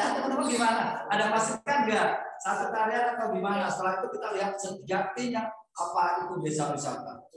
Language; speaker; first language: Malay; non-native, local second language; Javanese